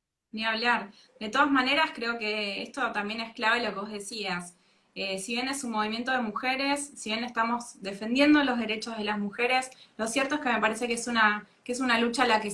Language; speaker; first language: Spanish; native; Spanish